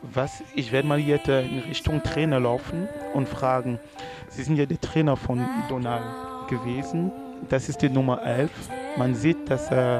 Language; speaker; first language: German; non-native, fluent; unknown